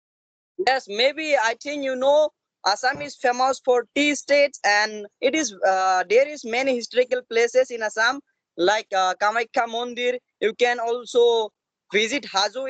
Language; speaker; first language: English; non-native, learner; Assamese